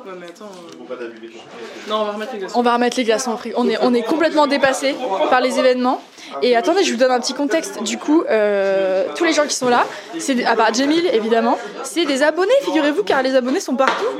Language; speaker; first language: French; native; French